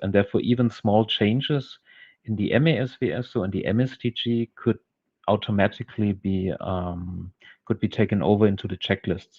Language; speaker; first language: English; non-native, fluent; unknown